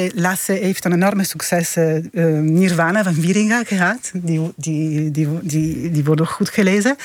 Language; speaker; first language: Dutch; non-native, fluent; Italian